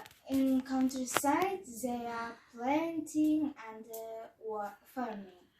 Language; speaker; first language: English; non-native, learner; Kazakh